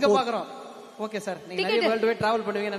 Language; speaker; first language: Tamil; native; Tamil